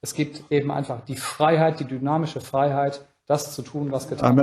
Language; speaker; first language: German; native; German